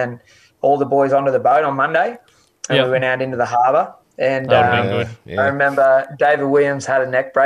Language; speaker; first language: English; native; English